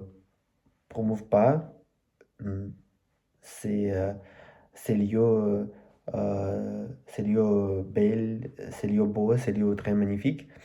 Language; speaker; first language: French; non-native, learner; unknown